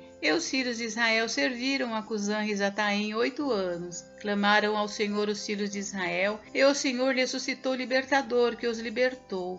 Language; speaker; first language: Portuguese; native; Portuguese